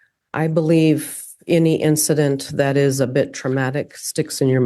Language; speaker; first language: English; native; English